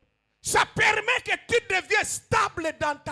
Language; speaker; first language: French; non-native, local second language; Lingala